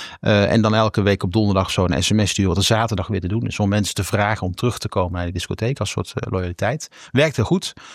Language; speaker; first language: Dutch; native; Dutch